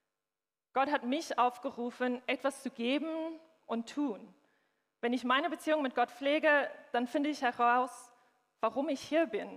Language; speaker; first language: German; non-native, fluent; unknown